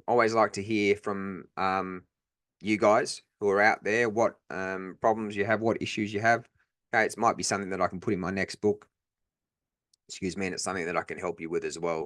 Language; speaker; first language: English; native; English